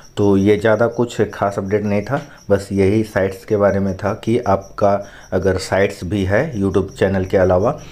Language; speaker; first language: Hindi; native; Hindi